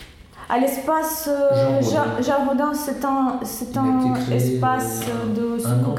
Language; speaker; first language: French; non-native, learner; Russian